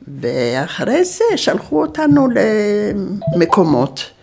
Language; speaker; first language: Hebrew; early bilingual, other home language; Yiddish